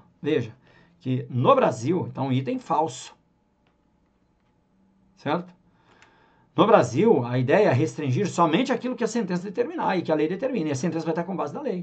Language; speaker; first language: Portuguese; native; Portuguese